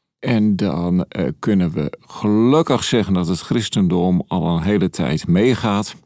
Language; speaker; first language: Dutch; native; Dutch